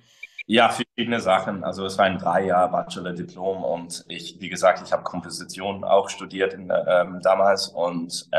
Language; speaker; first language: German; early bilingual, other home language; English